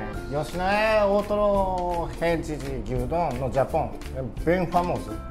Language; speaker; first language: Portuguese; non-native, learner; Japanese